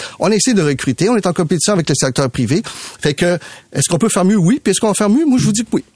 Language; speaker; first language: French; early bilingual, other home language; Spanish